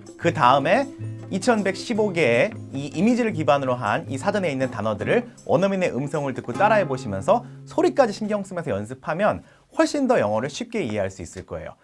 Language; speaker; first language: Korean; native; Korean